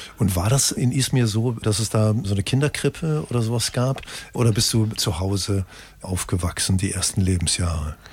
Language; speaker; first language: German; native; German